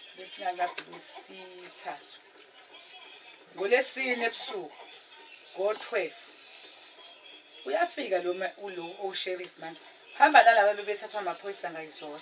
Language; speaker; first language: Zulu; native; Zulu